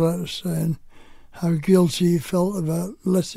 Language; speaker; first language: English; native; English